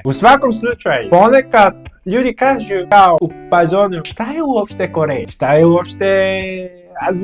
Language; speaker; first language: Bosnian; non-native, learner; Korean